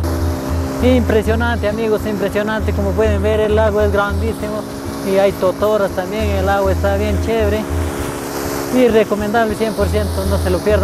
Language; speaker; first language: Spanish; native; Spanish